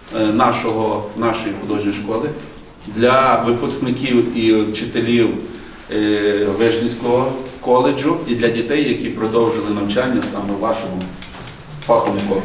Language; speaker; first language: Ukrainian; native; Ukrainian